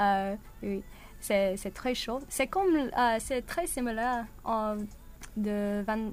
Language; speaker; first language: French; non-native, learner; English